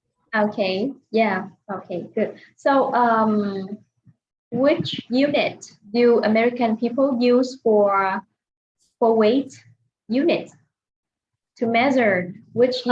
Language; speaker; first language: English; non-native, fluent; Vietnamese